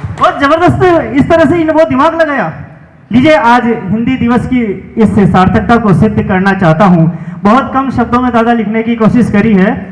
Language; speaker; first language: Hindi; native; Hindi